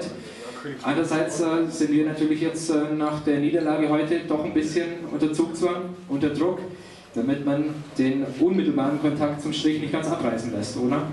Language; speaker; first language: German; native; German